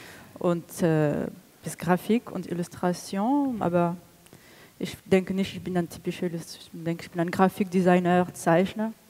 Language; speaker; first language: German; non-native, learner; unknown